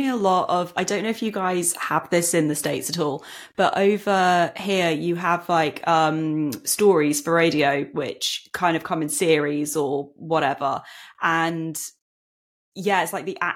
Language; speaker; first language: English; native; English